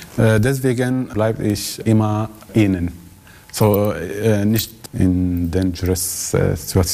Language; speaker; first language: German; non-native, learner; Arabic